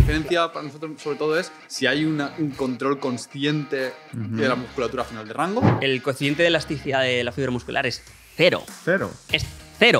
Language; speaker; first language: Spanish; native; Spanish